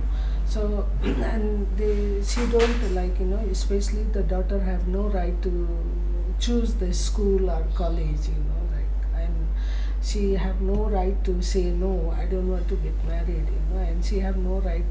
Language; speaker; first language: English; non-native, local second language; Nepali